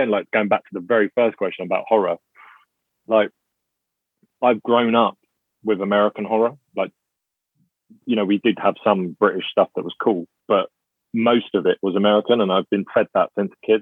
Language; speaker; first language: English; native; English